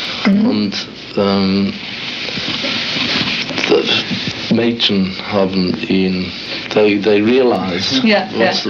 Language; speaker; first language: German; non-native, learner; English